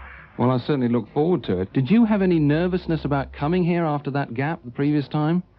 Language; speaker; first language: English; native; English